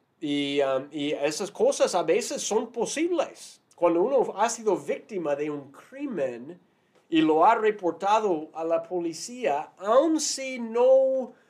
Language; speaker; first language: Spanish; non-native, fluent; English